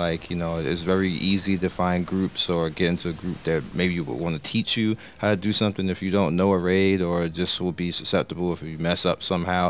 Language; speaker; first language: English; native; English